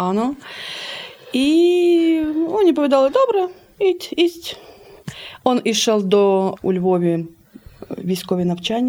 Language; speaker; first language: Ukrainian; early bilingual, heritage; Slovak